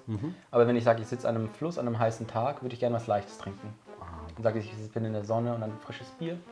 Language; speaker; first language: German; native; German